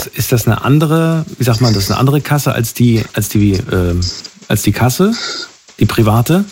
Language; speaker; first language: German; native; German